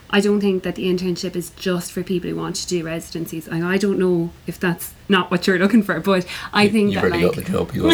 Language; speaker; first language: English; native; English